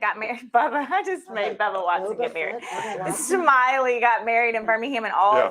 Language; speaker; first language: English; native; English